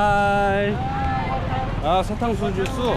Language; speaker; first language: Korean; native; Korean